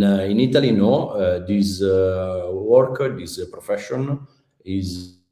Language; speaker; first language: English; non-native, learner; Italian